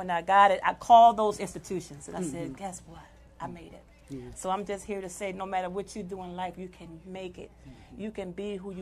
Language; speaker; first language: English; native; English